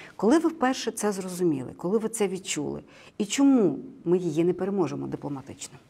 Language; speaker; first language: Ukrainian; native; Ukrainian